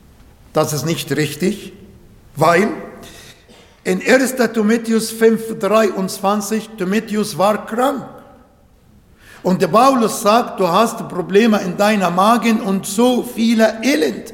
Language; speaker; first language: German; non-native, learner; Arabic